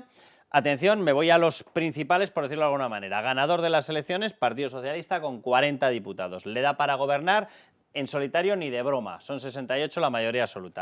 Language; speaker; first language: Spanish; native; Spanish